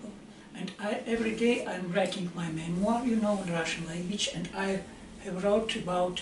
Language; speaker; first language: English; non-native, learner; Russian